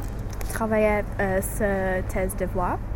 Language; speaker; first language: French; non-native, learner; English